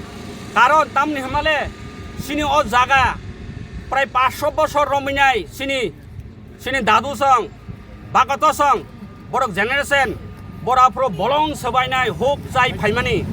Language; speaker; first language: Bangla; non-native, local second language; Kok Borok